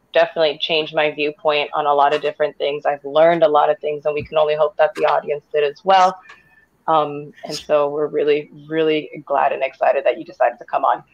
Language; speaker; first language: English; native; English